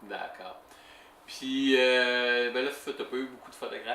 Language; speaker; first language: French; native; French